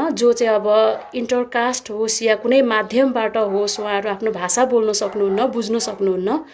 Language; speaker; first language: Nepali; non-native, local second language; Limburgish